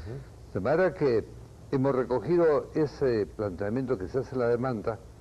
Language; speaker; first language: Spanish; native; Spanish